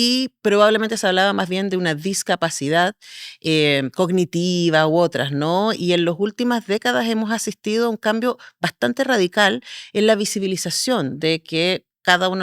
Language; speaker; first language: Spanish; native; Spanish